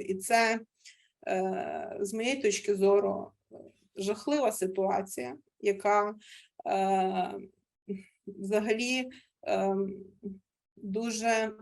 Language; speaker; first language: Ukrainian; native; Ukrainian